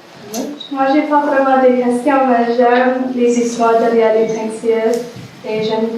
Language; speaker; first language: French; non-native, local second language; English